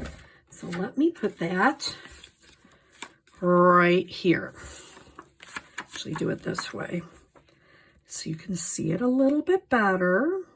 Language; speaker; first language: English; native; English